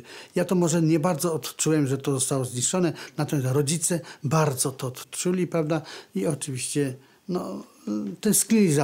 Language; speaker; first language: Polish; native; Polish